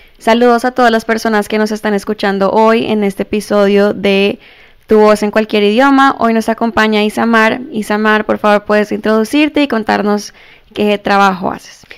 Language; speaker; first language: Spanish; early bilingual, heritage; Spanish